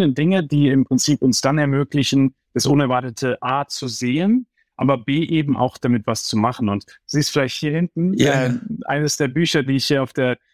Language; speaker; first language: German; native; German